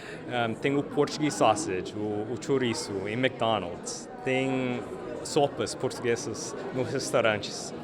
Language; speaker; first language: Portuguese; early bilingual, heritage; English